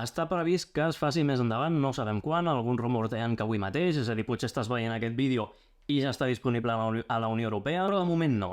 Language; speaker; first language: Catalan; native; Catalan